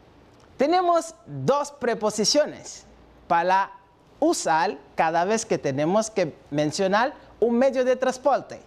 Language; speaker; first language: Spanish; non-native, fluent; French